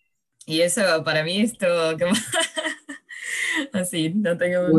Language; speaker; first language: Spanish; early bilingual, heritage; English